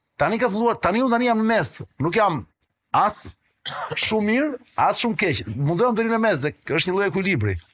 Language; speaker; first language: Albanian; non-native, local second language; Greek